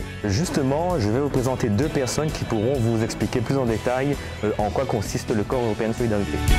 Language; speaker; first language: French; native; French